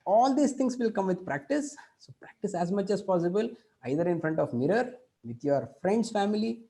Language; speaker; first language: English; non-native, local second language; Kannada